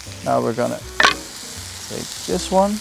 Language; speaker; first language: English; non-native, fluent; Dutch